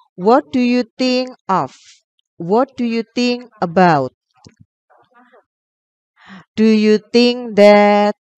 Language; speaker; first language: English; non-native, local second language; Indonesian